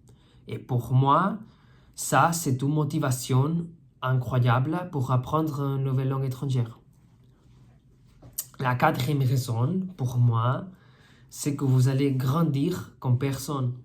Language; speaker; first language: French; non-native, fluent; Spanish